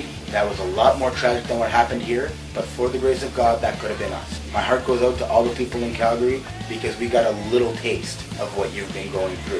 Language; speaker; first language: English; native; English